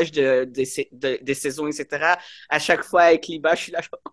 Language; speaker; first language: French; native; French